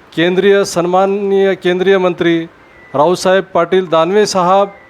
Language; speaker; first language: Hindi; non-native, local second language; Urdu